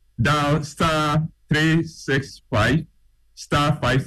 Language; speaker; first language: English; non-native, local second language; Akan